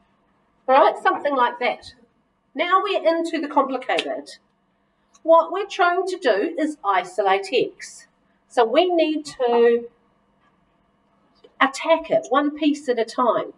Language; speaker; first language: English; native; English